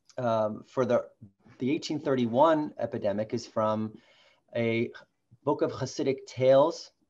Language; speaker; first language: English; native; English